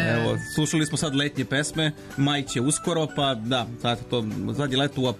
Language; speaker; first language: Serbian; native; Serbian